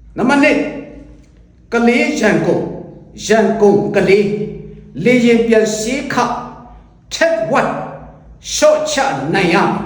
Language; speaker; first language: Burmese; non-native, local second language; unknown